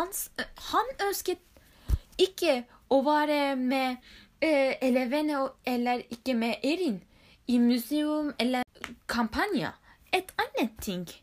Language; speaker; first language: Norwegian; non-native, learner; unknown